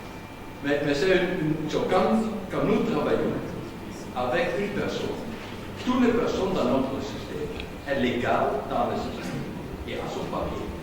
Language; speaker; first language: French; non-native, learner; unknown